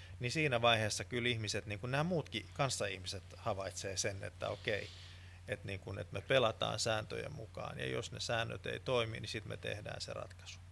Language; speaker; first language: Finnish; non-native, local second language; Swedish